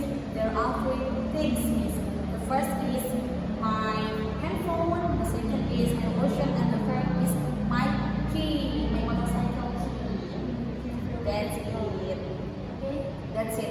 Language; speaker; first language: English; non-native, learner; Indonesian